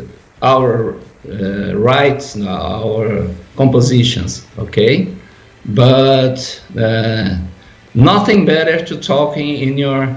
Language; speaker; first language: English; non-native, learner; Portuguese